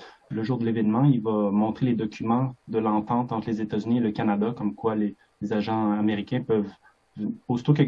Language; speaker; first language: French; native; French